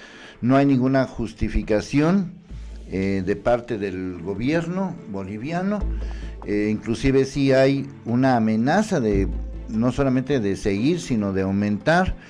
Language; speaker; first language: Spanish; native; Spanish